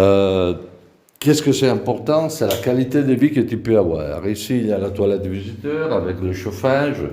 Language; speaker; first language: French; non-native, fluent; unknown